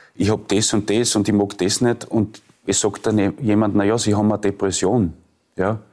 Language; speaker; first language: German; native; German